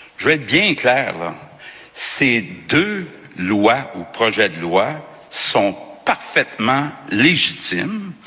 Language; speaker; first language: French; native; French